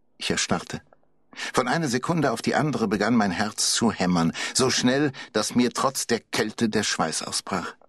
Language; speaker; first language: German; native; German